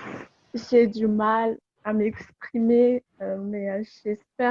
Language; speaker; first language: French; non-native, learner; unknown